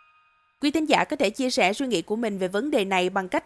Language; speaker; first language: Vietnamese; native; Vietnamese